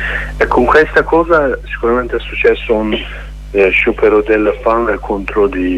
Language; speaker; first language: Italian; non-native, learner; Kurdish